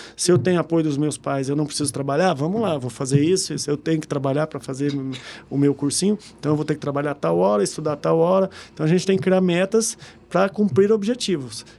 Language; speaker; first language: Portuguese; native; Portuguese